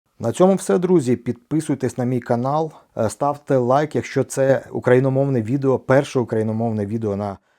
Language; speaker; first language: Ukrainian; non-native, local second language; Russian